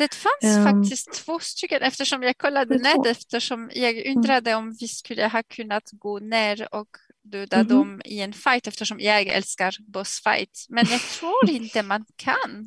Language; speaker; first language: Swedish; non-native, fluent; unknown